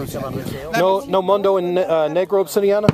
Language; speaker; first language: Spanish; non-native, learner; English